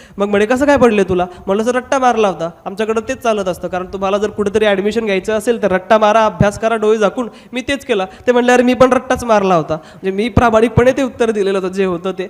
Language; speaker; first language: Marathi; non-native, local second language; Hindi